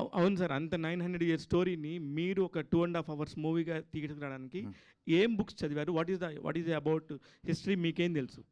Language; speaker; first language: Telugu; native; Telugu